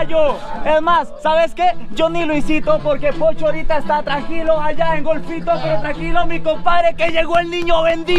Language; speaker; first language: Spanish; native; Spanish